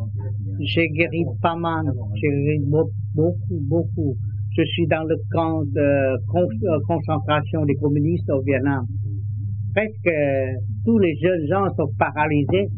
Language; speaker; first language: French; non-native, learner; Vietnamese